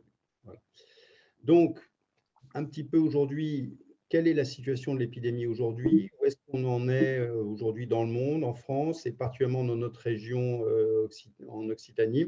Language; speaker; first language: French; native; French